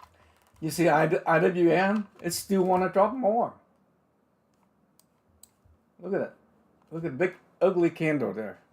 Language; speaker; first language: English; non-native, fluent; Vietnamese